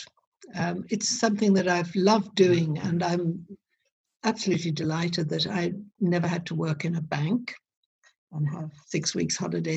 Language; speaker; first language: English; native; English